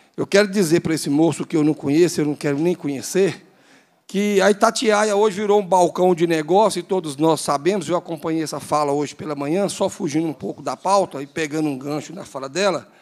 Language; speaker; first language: Portuguese; native; Portuguese